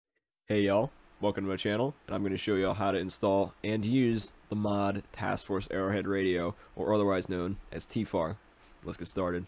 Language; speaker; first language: English; native; English